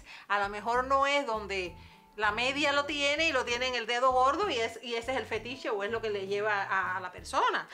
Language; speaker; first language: Spanish; native; Spanish